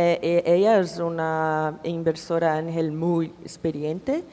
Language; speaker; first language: Spanish; non-native, fluent; Portuguese